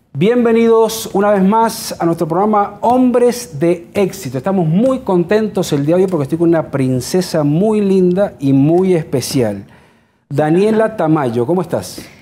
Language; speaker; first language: Spanish; native; Spanish